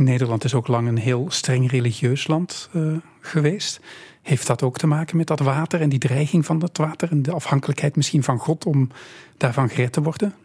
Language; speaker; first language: Dutch; native; Dutch